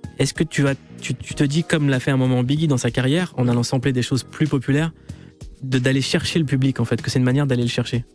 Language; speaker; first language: French; native; French